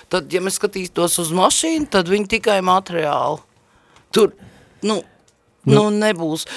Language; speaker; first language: Latvian; native; Latvian